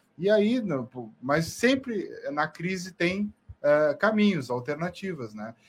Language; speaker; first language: Portuguese; native; Portuguese